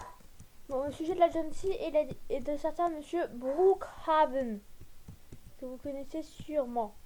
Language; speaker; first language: French; native; French